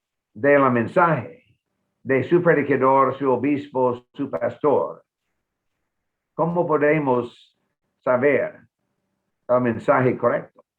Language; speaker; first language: Spanish; non-native, fluent; English